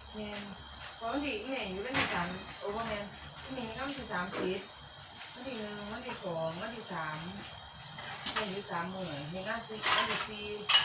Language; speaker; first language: Thai; native; Thai